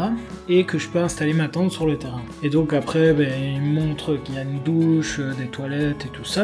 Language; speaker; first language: French; native; French